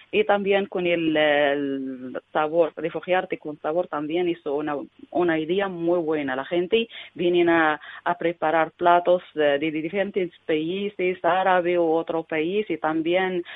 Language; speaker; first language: Spanish; non-native, learner; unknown